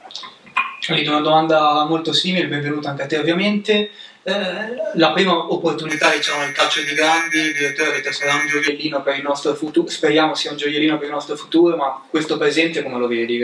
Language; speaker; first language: Italian; native; Italian